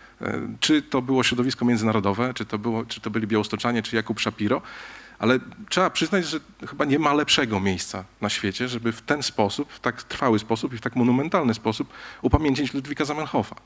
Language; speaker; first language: Polish; native; Polish